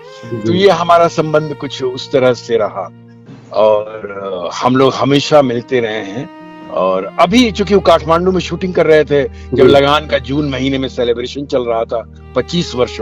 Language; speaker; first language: Hindi; native; Hindi